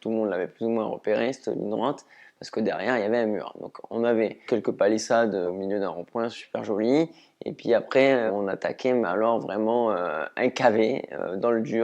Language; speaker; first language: French; native; French